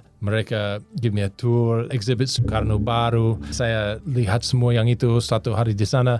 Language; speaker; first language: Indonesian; non-native, learner; English